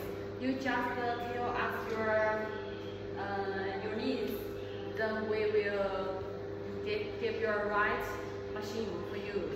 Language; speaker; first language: English; non-native, learner; Chinese